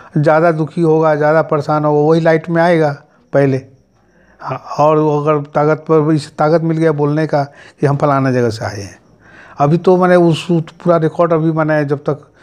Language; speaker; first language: Hindi; native; Hindi